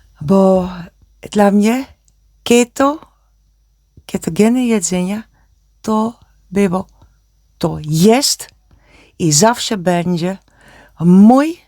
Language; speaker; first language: Polish; non-native, learner; Dutch